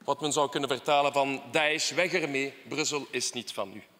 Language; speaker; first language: Dutch; non-native, local second language; French